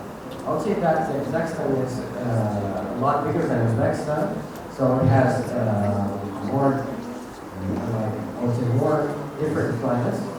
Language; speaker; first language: English; non-native, learner; Uzbek